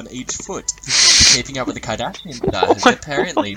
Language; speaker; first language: English; native; English